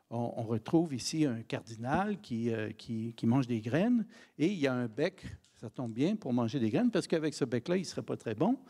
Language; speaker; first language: French; native; French